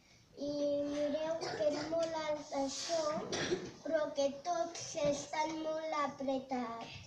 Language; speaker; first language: Catalan; non-native, local second language; Spanish